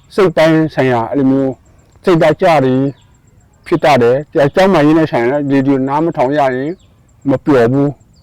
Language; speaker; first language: Burmese; non-native, local second language; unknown